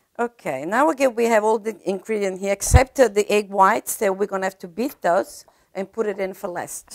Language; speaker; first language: English; non-native, fluent; Italian